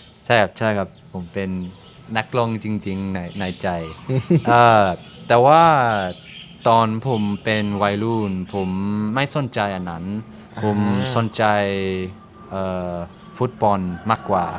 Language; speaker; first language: Thai; non-native, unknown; English